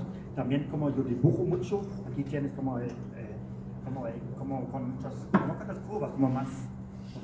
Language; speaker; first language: Spanish; non-native, learner; German